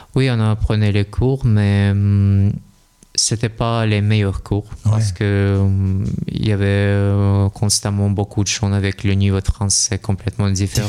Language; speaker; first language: French; non-native, learner; Russian